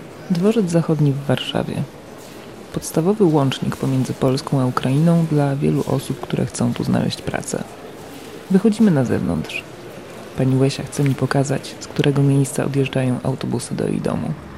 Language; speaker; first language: Polish; native; Polish